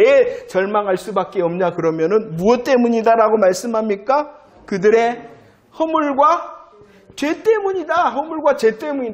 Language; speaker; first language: Korean; native; Korean